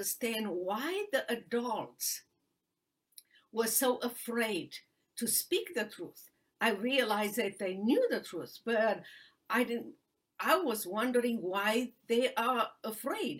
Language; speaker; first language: English; non-native, fluent; Romanian